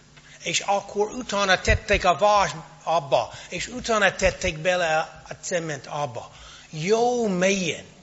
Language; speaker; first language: Hungarian; non-native, fluent; English